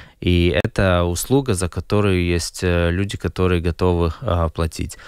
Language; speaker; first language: Russian; non-native, local second language; Latvian